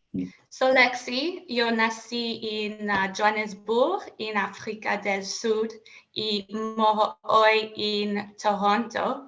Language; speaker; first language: Spanish; non-native, learner; English